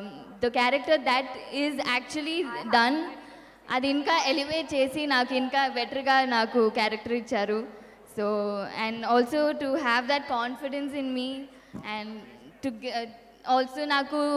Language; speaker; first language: Telugu; non-native, local second language; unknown